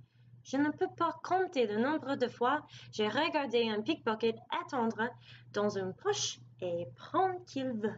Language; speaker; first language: French; non-native, learner; English